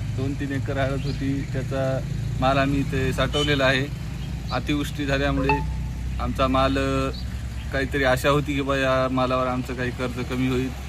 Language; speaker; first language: Marathi; native; Marathi